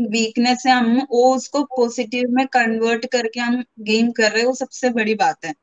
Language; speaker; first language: Hindi; non-native, local second language; Malayalam